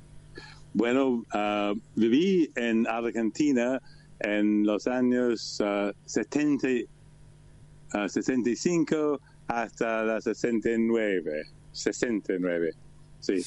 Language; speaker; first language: Spanish; non-native, learner; English